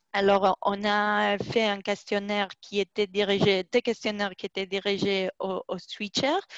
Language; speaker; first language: French; non-native, fluent; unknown